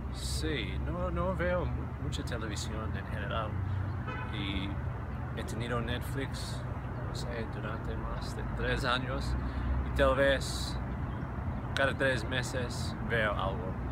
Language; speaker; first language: Spanish; non-native, fluent; English